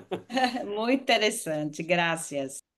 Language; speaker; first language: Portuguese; non-native, learner; Spanish